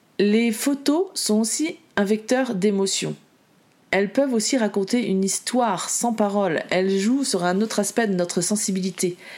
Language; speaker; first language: French; native; French